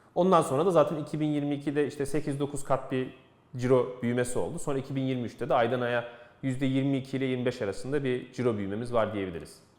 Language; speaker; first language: Turkish; native; Turkish